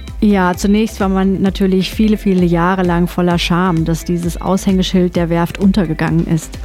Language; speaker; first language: German; native; German